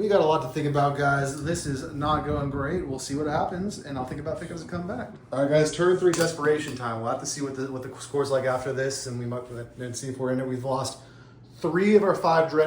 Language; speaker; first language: English; native; English